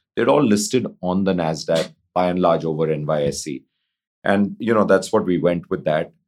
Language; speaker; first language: English; non-native, local second language; Hindi